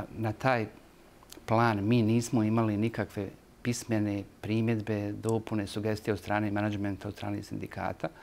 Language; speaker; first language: Croatian; native; Croatian